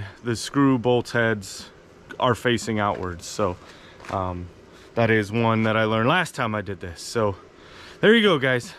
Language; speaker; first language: English; native; English